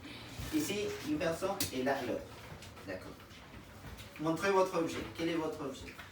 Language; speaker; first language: French; non-native, fluent; Spanish